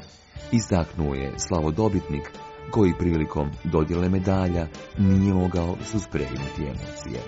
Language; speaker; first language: Croatian; native; Croatian